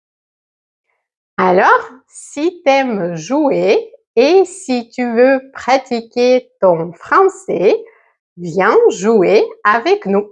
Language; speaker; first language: French; native; French